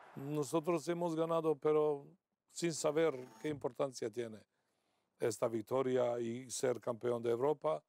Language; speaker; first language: Spanish; non-native, fluent; Serbian